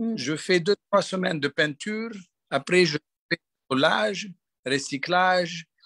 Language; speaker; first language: French; non-native, local second language; Arabic